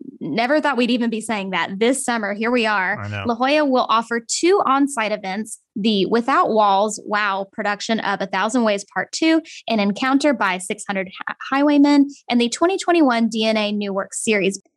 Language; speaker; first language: English; native; English